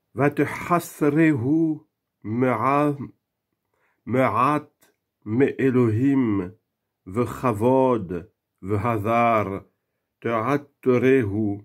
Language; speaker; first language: Hebrew; non-native, learner; French